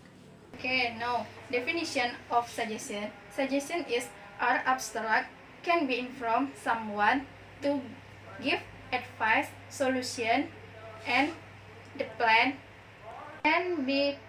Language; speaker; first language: English; non-native, learner; Indonesian